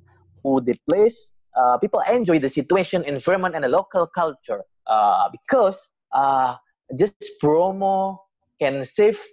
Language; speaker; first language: English; non-native, learner; Indonesian